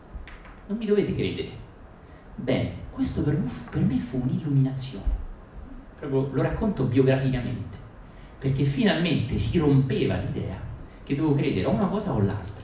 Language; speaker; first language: Italian; native; Italian